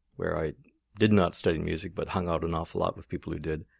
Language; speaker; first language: English; native; English